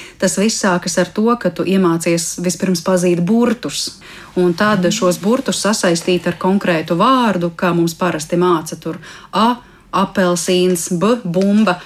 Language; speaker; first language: Latvian; native; Latvian